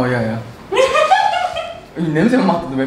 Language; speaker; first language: Indonesian; non-native, learner; Korean